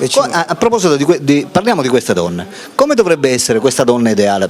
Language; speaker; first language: Italian; native; Italian